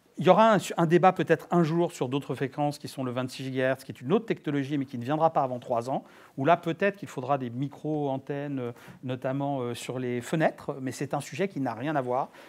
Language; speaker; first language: French; native; French